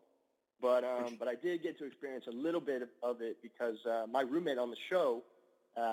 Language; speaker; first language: English; native; English